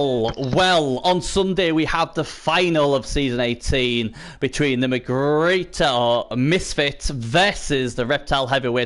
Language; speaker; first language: English; native; English